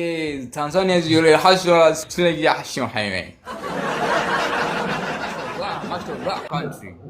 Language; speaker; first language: English; non-native, learner; Swahili